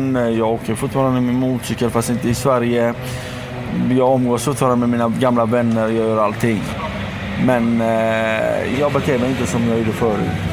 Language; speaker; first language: Swedish; non-native, fluent; Persian